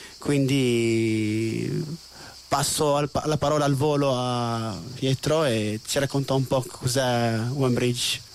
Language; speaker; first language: Italian; non-native, fluent; Arabic